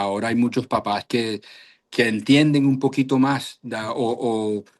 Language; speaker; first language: Spanish; early bilingual, heritage; Spanish